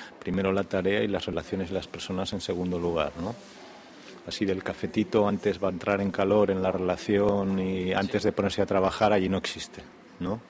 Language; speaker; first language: Spanish; native; Spanish